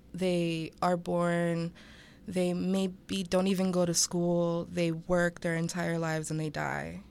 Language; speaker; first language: English; native; English